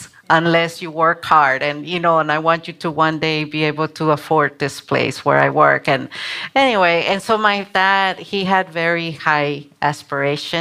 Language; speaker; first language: English; non-native, local second language; Spanish